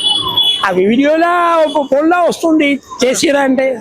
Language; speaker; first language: Telugu; non-native, local second language; Urdu